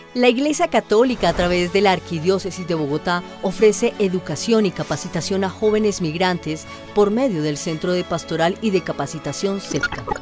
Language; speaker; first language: Spanish; native; Spanish